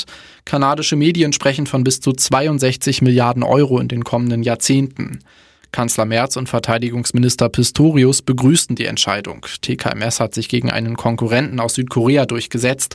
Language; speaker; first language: German; native; German